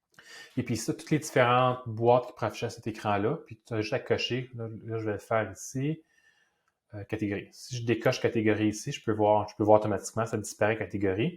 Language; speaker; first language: French; native; French